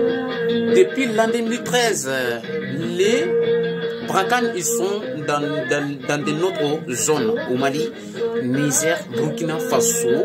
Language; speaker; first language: French; non-native, learner; Bambara